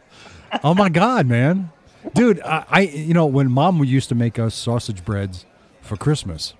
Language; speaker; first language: English; native; English